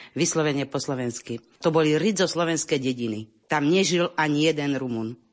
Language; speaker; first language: Slovak; early bilingual, heritage; Slovak